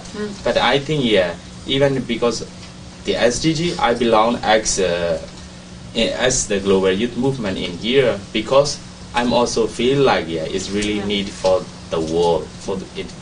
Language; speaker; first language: English; non-native, learner; Burmese